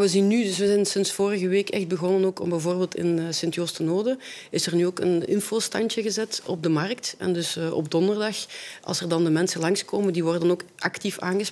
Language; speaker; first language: Dutch; native; Dutch